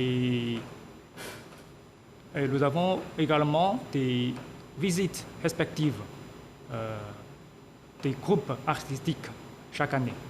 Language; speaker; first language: French; non-native, fluent; Chinese